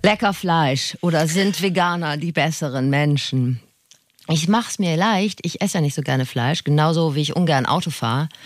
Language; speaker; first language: German; native; German